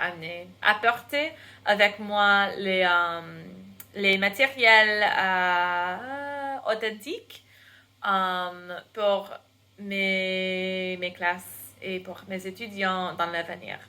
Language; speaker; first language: French; non-native, fluent; English